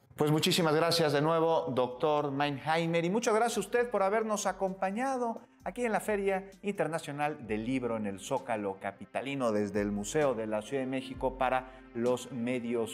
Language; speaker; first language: Spanish; native; Spanish